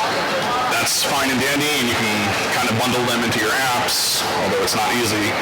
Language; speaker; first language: English; native; English